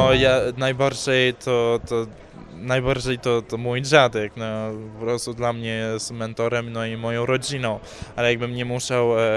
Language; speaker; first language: Polish; early bilingual, heritage; English